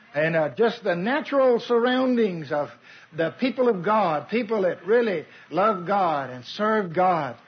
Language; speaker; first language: English; native; English